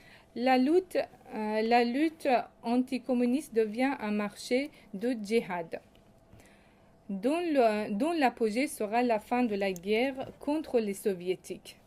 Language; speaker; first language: French; non-native, fluent; Persian